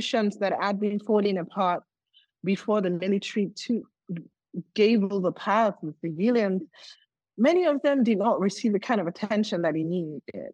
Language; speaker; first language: English; non-native, local second language; Yoruba